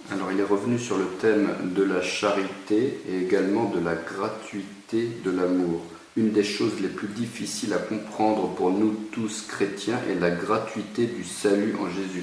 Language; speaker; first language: French; native; French